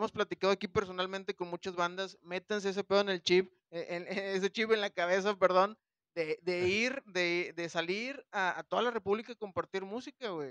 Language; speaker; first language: Spanish; native; Spanish